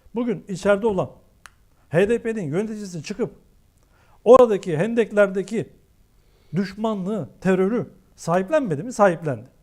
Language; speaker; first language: Turkish; native; Turkish